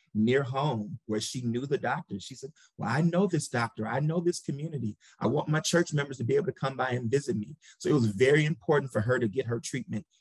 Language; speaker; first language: English; native; English